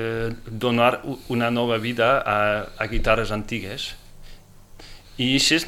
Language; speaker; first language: Catalan; non-native, fluent; Dutch